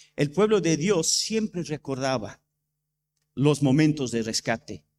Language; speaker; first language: Spanish; non-native, fluent; English